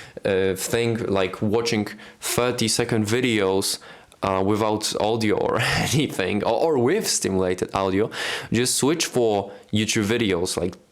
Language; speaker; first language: English; non-native, fluent; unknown